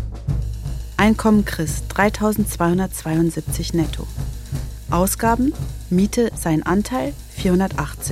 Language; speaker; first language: German; native; German